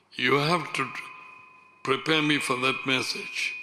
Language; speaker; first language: English; non-native, local second language; Tamil